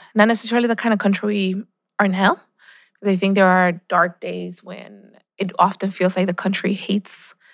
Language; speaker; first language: English; early bilingual, other home language; Spanish